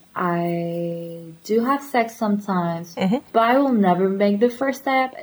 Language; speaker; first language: English; non-native, fluent; French